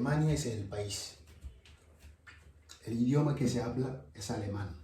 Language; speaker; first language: Spanish; non-native, learner; Wolof